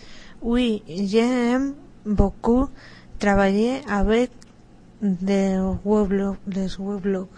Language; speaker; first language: French; non-native, learner; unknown